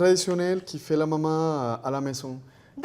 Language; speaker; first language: French; non-native, fluent; Spanish